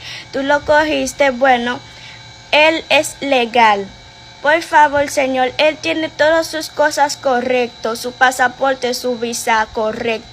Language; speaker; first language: Spanish; non-native, fluent; Haitian Creole